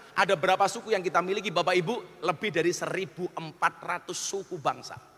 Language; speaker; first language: Indonesian; non-native, local second language; Javanese